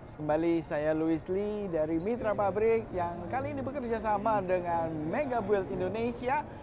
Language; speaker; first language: Indonesian; native; Indonesian